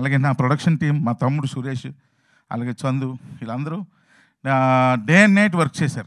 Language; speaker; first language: Telugu; native; Telugu